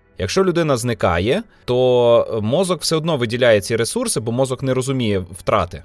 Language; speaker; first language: Ukrainian; native; Ukrainian